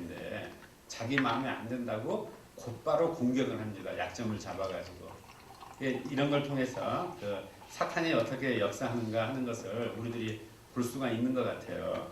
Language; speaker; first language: Korean; native; Korean